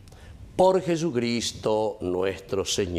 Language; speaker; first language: Spanish; native; Spanish